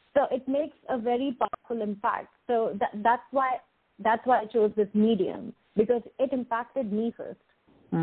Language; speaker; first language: English; non-native, local second language; Hindi